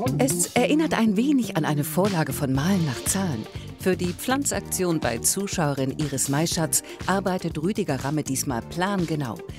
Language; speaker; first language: German; native; German